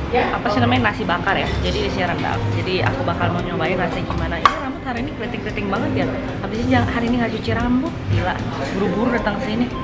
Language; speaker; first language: Indonesian; native; Indonesian